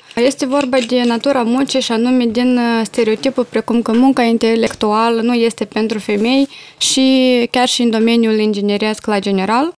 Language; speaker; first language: Romanian; native; Romanian